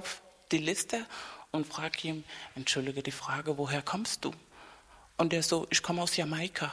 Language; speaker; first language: German; non-native, fluent; Spanish